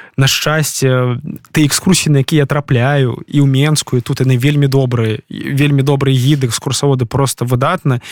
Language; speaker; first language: Belarusian; non-native, local second language; Russian